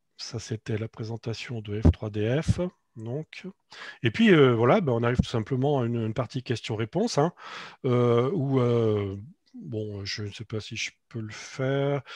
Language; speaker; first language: French; native; French